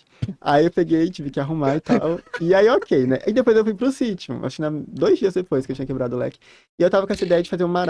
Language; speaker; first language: Portuguese; native; Portuguese